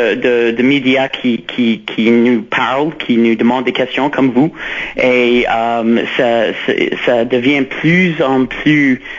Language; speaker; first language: French; non-native, local second language; English